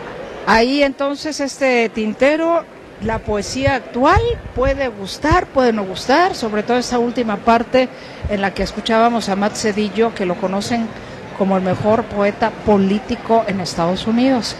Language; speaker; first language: Spanish; native; Spanish